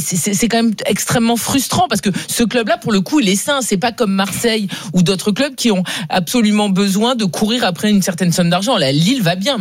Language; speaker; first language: French; native; French